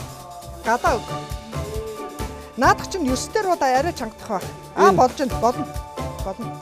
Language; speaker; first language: Mongolian; native; Mongolian